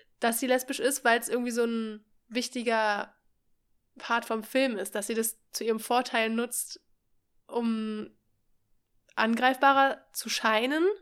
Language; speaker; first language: German; native; German